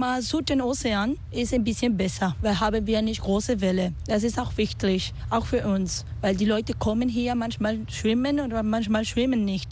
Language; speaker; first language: German; non-native, learner; Spanish